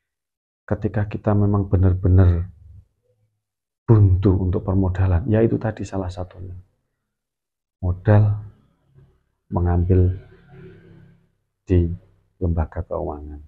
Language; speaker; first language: Indonesian; native; Indonesian